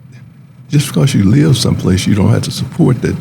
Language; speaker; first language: English; native; English